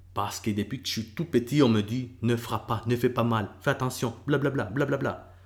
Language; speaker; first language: French; early bilingual, other home language; Spanish